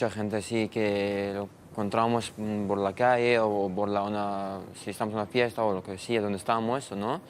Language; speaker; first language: Spanish; non-native, learner; Arabic